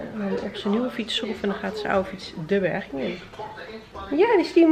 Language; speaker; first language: Dutch; native; Dutch